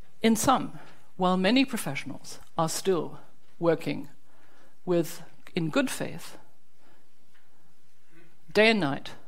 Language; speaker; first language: English; non-native, fluent; German